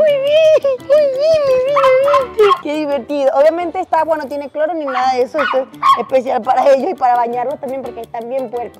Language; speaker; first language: Spanish; native; Spanish